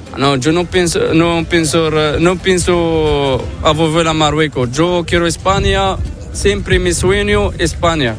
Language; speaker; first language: Spanish; non-native, learner; Arabic